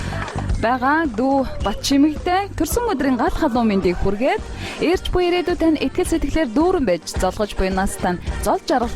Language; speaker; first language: Mongolian; native; Mongolian